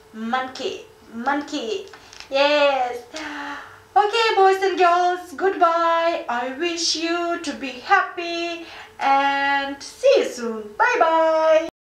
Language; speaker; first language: English; non-native, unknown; Russian